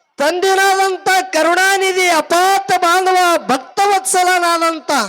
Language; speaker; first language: Kannada; native; Kannada